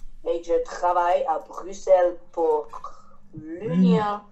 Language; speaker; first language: French; non-native, learner; Chinese